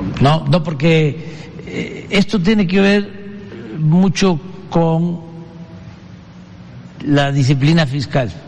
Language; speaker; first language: Spanish; native; Spanish